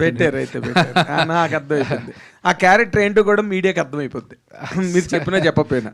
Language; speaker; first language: Telugu; native; Telugu